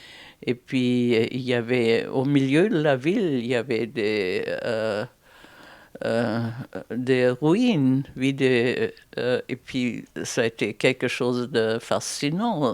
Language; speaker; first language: French; non-native, fluent; German